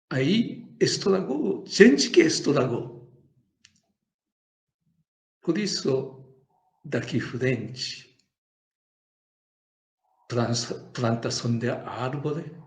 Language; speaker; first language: Portuguese; non-native, learner; Japanese